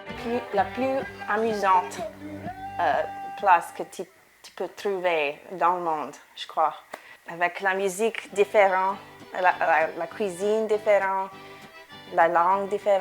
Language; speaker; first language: French; non-native, learner; English